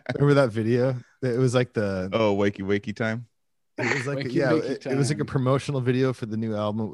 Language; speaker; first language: English; native; English